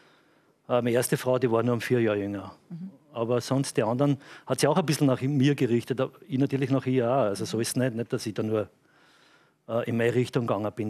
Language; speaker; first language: German; native; German